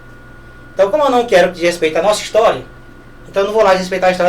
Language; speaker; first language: Portuguese; native; Portuguese